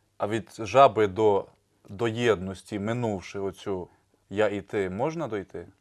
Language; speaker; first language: Ukrainian; native; Ukrainian